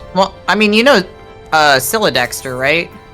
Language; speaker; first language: English; native; English